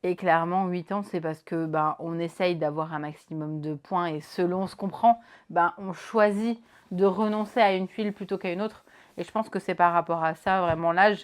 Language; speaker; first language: French; native; French